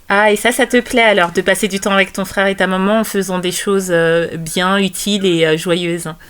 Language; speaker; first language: French; native; French